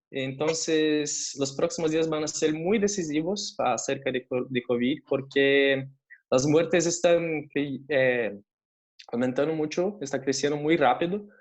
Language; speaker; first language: Spanish; non-native, fluent; Portuguese